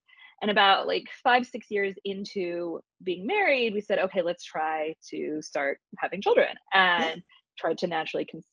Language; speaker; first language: English; native; English